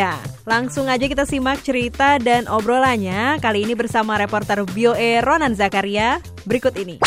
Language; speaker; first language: Indonesian; native; Indonesian